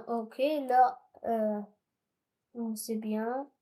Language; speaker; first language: French; non-native, local second language; Arabic